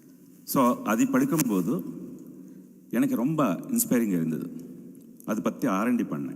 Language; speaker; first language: Tamil; non-native, fluent; Telugu